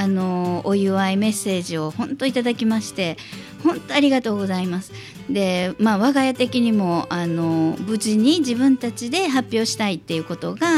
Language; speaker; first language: Japanese; native; Japanese